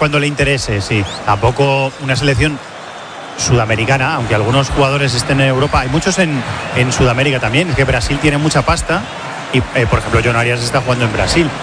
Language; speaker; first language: Spanish; native; Spanish